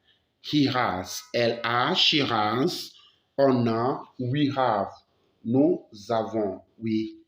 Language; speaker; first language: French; non-native, fluent; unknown